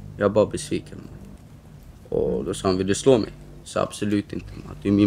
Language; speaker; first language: Swedish; early bilingual, other home language; Romany